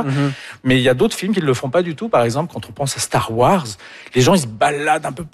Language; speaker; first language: French; native; French